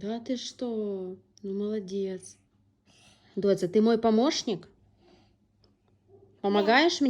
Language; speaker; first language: Russian; native; Russian